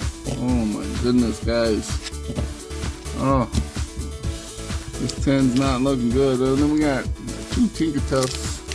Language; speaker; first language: English; native; English